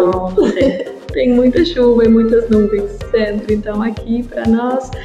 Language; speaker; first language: Portuguese; non-native, learner; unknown